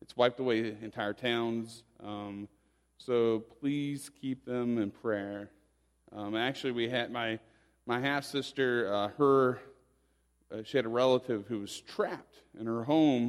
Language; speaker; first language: English; native; English